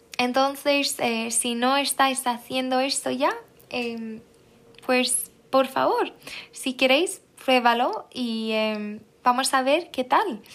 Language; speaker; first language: Spanish; non-native, fluent; Swedish